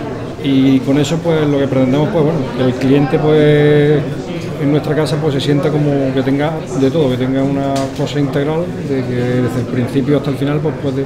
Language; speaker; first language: Spanish; native; Spanish